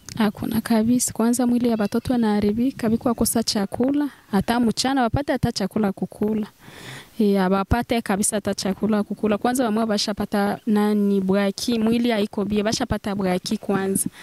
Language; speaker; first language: Swahili; native; Swahili